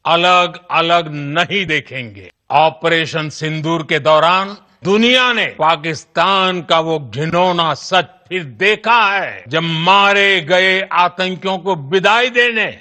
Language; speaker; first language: Hindi; non-native, local second language; Gujarati